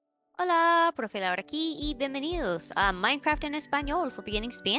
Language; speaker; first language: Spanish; non-native, fluent; English